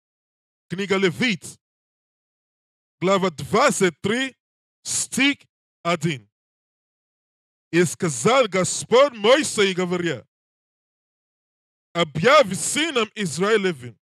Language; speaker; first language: Russian; non-native, learner; English